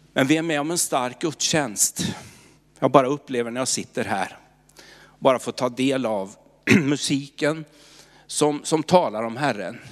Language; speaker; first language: Swedish; native; Swedish